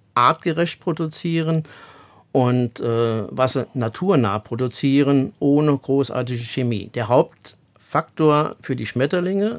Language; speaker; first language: German; native; German